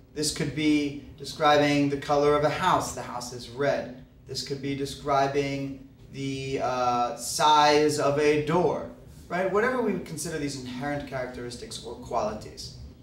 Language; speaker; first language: English; native; English